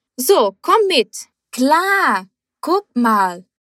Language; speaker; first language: German; non-native, fluent; Portuguese